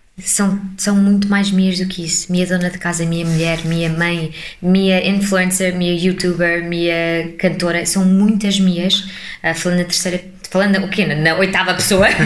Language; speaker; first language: Portuguese; early bilingual, heritage; English